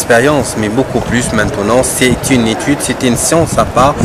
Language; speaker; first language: French; non-native, local second language; Arabic